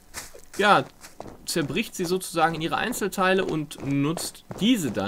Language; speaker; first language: German; native; German